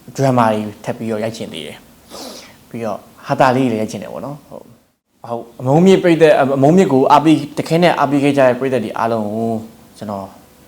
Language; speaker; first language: Burmese; native; Burmese